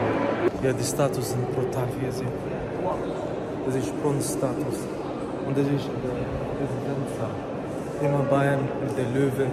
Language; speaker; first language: German; non-native, learner; Arabic